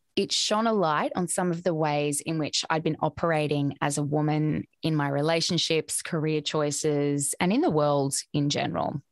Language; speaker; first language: English; native; English